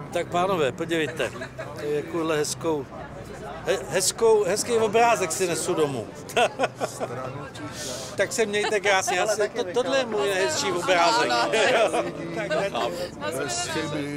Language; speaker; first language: Czech; native; Czech